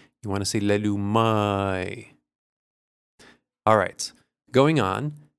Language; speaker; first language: English; early bilingual, other home language; Lithuanian